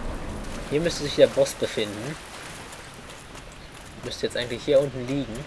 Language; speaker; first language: German; native; German